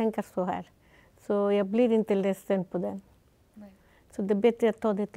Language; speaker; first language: Swedish; non-native, fluent; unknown